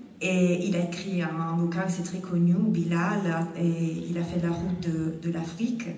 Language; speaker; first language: French; non-native, fluent; Italian